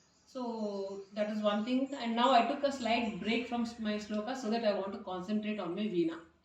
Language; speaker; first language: English; non-native, local second language; Telugu